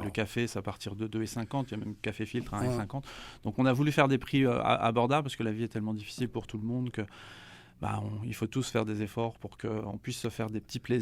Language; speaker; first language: French; native; French